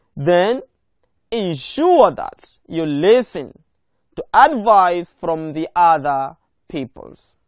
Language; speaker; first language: English; non-native, local second language; Swahili